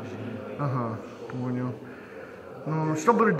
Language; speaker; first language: Russian; non-native, learner; English